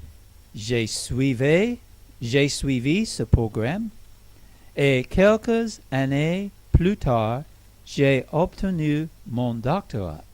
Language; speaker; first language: French; non-native, learner; English